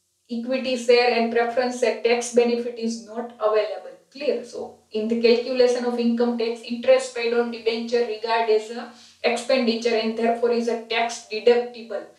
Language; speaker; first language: English; non-native, local second language; Gujarati